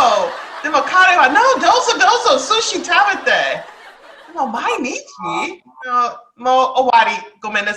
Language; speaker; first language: Japanese; non-native, learner; English